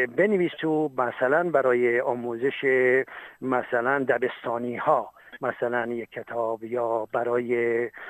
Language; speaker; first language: Persian; non-native, local second language; Talysh